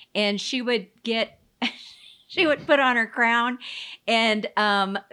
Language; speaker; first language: English; native; English